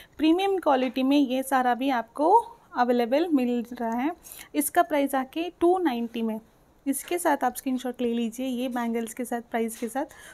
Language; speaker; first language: Hindi; non-native, local second language; Telugu